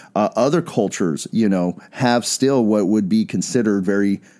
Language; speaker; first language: English; native; English